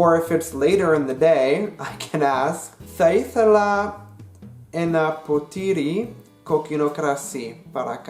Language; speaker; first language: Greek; non-native, learner; English